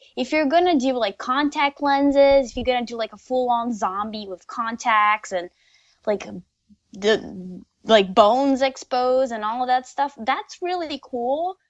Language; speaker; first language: English; non-native, fluent; Portuguese